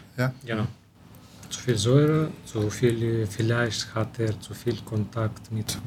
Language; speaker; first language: German; non-native, local second language; Romanian